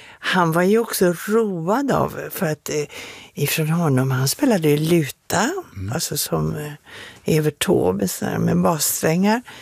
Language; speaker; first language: Swedish; native; Swedish